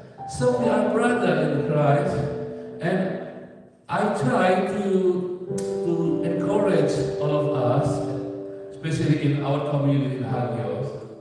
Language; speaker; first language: English; non-native, learner; Indonesian